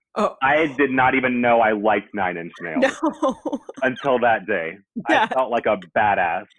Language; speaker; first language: English; native; English